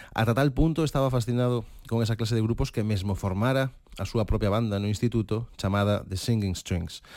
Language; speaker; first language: Galician; native; Galician